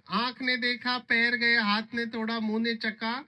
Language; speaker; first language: Hindi; non-native, local second language; Marathi